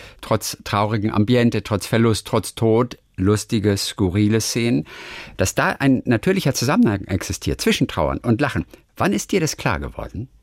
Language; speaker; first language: German; native; German